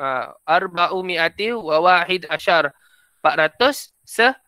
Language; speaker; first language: Arabic; non-native, fluent; Malay